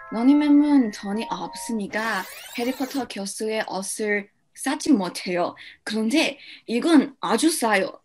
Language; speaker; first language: Korean; non-native, learner; English